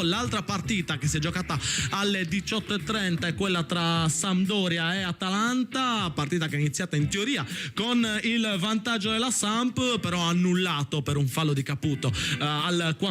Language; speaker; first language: Italian; native; Italian